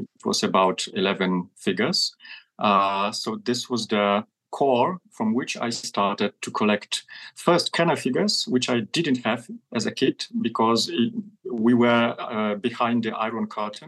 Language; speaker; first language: English; non-native, fluent; Polish